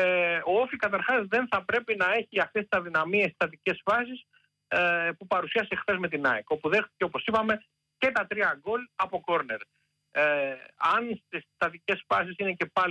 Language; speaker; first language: Greek; native; Greek